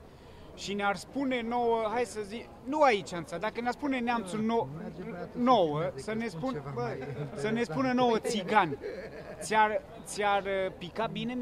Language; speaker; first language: Romanian; non-native, local second language; Romany